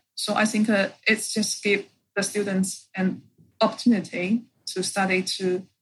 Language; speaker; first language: English; non-native, fluent; Chinese